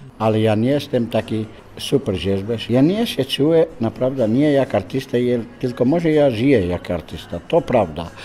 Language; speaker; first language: Polish; non-native, learner; Dutch